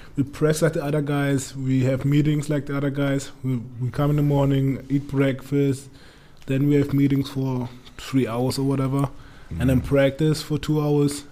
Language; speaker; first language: English; non-native, learner; German